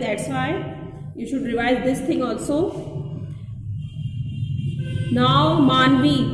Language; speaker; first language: English; non-native, local second language; Hindi